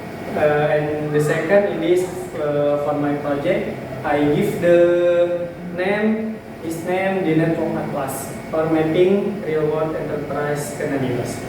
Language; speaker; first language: English; non-native, learner; Indonesian